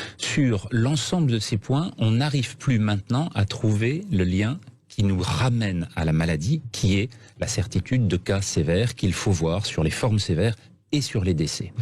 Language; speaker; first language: French; native; French